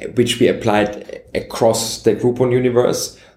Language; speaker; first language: English; non-native, fluent; German